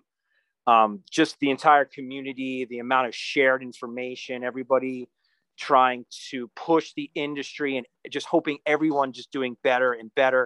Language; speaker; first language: English; native; English